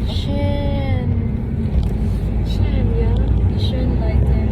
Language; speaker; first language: German; non-native, learner; Filipino